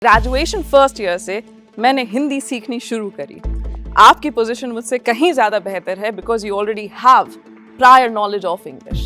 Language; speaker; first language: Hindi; non-native, fluent; English